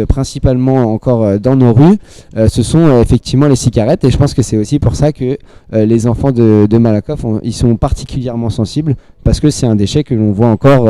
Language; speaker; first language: French; native; French